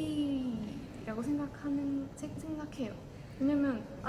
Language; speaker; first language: Korean; non-native, fluent; Estonian